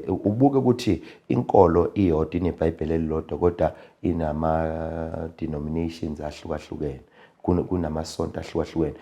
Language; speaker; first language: Zulu; native; Zulu